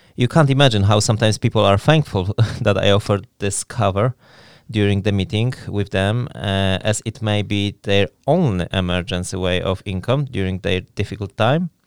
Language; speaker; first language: English; non-native, fluent; Polish